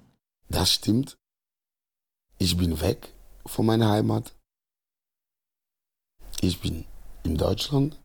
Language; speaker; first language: German; non-native, learner; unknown